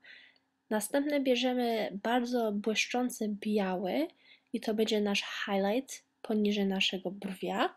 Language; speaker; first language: Polish; early bilingual, heritage; Polish